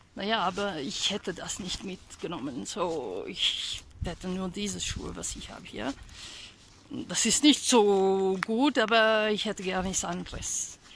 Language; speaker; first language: German; non-native, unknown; Hungarian